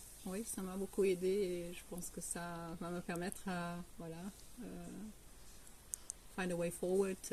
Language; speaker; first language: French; non-native, fluent; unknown